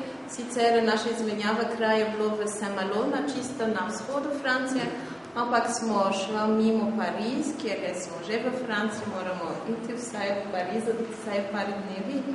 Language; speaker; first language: Slovenian; non-native, fluent; French